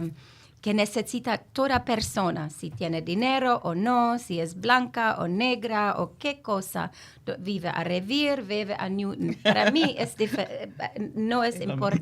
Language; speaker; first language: Spanish; non-native, learner; English